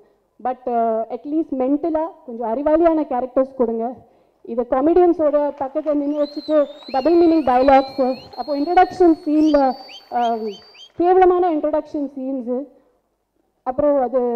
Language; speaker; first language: Tamil; non-native, local second language; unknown